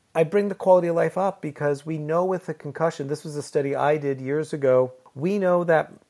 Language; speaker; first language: English; native; English